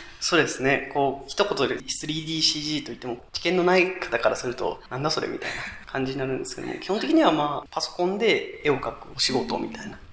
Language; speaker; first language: Japanese; native; Japanese